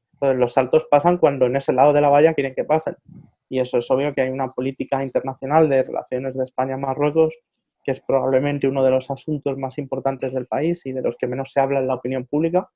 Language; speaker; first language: Spanish; native; Spanish